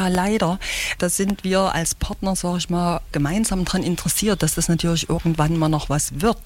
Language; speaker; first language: German; native; German